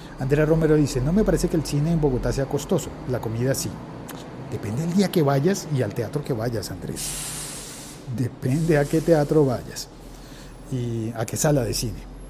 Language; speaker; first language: Spanish; native; Spanish